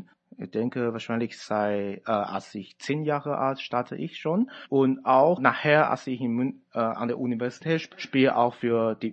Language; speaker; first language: German; non-native, fluent; Chinese